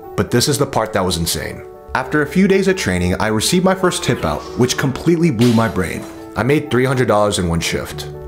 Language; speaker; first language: English; native; English